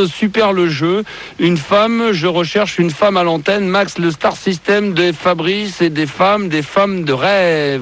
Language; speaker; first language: French; native; French